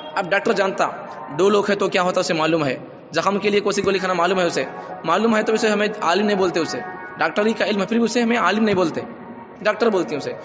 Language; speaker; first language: Urdu; native; Urdu